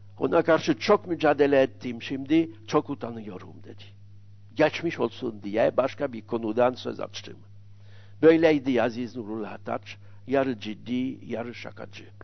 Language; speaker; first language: Turkish; non-native, fluent; French